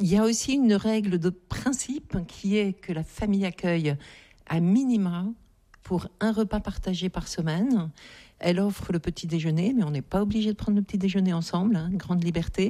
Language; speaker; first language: French; native; French